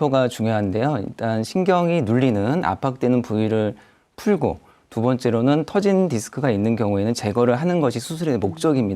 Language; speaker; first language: Korean; native; Korean